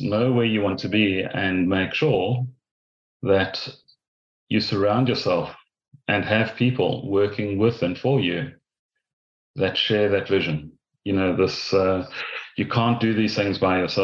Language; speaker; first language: English; native; English